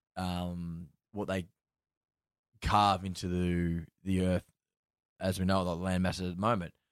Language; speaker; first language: English; native; English